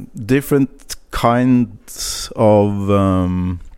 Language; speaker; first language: English; non-native, fluent; Norwegian